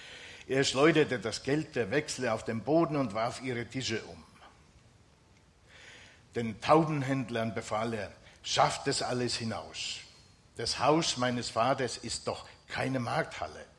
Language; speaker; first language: German; non-native, fluent; Finnish